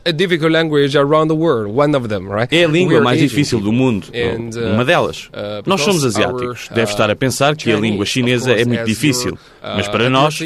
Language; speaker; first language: Portuguese; non-native, fluent; Chinese